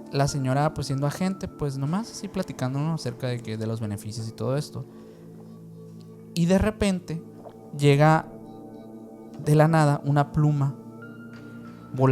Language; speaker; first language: Spanish; native; Spanish